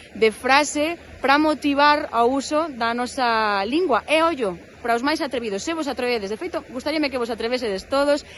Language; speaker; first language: Galician; native; Galician